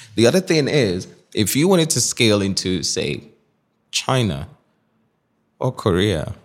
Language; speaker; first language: English; non-native, local second language; Igbo